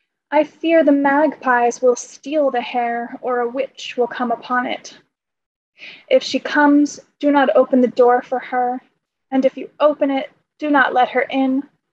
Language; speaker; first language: English; native; English